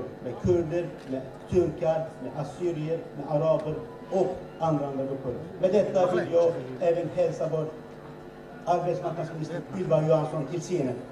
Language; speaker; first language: Swedish; early bilingual, other home language; Assyrian Neo-Aramaic